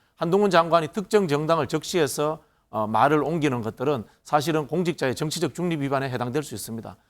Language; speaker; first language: Korean; native; Korean